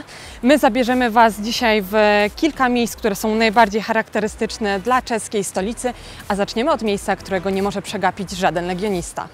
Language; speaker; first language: Polish; native; Polish